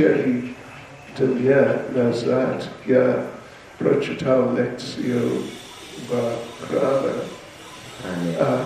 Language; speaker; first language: Russian; non-native, learner; English